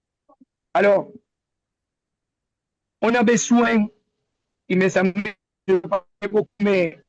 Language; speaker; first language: French; non-native, learner; Spanish